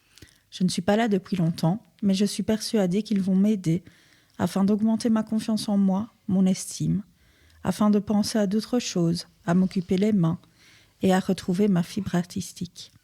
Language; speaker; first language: French; native; French